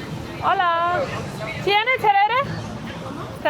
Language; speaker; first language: Spanish; non-native, learner; Persian